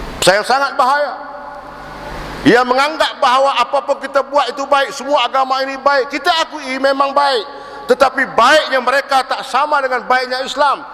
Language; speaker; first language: Malay; native; Malay